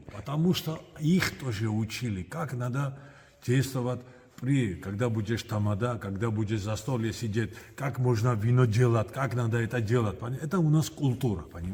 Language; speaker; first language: Russian; non-native, fluent; Georgian